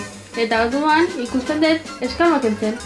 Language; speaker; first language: Basque; non-native, local second language; Spanish